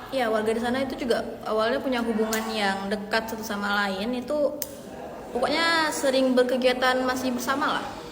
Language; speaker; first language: Indonesian; native; Indonesian